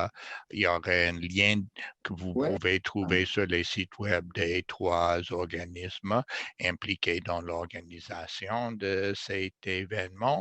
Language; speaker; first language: French; non-native, fluent; English